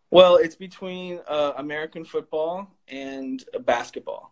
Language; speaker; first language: English; native; English